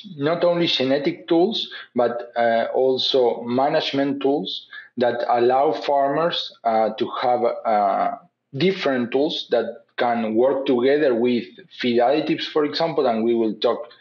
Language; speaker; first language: English; non-native, fluent; Spanish